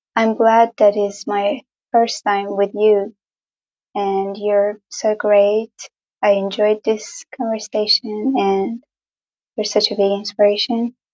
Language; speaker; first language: English; non-native, fluent; Persian